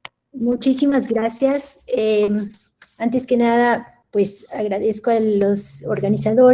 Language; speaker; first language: Spanish; native; Spanish